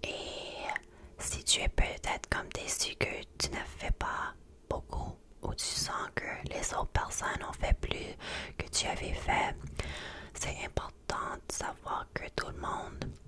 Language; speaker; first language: French; non-native, learner; English